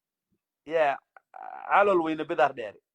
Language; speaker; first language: English; non-native, learner; Somali